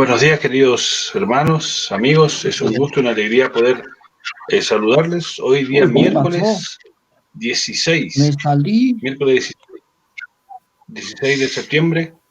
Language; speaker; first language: Spanish; native; Spanish